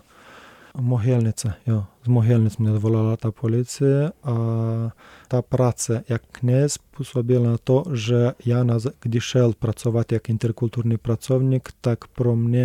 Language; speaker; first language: Czech; non-native, learner; Romanian